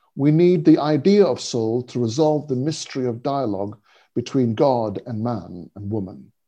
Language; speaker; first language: English; native; English